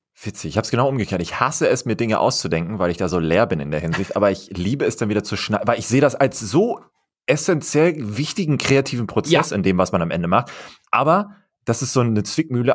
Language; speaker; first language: German; native; German